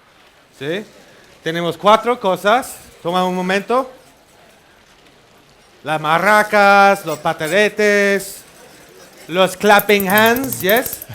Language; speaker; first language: Spanish; non-native, fluent; English